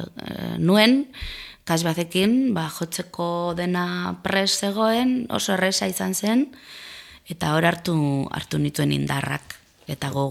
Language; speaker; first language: Basque; non-native, local second language; Spanish